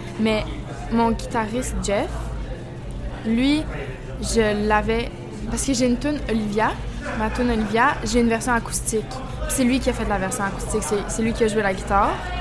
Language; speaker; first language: French; early bilingual, heritage; French